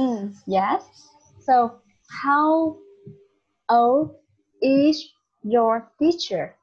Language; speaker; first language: English; non-native, learner; Vietnamese